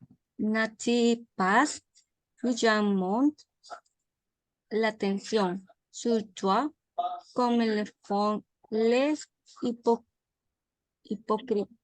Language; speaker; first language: French; non-native, learner; Spanish